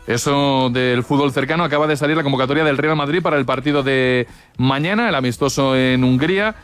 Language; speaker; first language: Spanish; native; Spanish